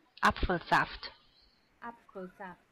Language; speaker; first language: German; non-native, learner; Chinese